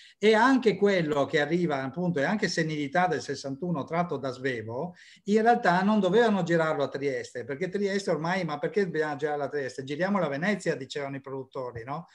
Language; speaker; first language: Italian; native; Italian